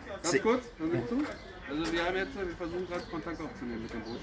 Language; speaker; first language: German; native; German